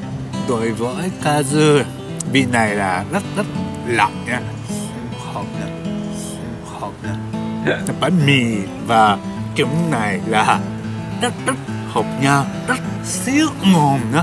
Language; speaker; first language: Vietnamese; non-native, learner; Japanese